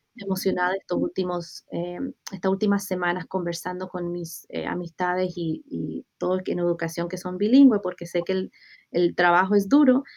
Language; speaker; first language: Spanish; early bilingual, heritage; Spanish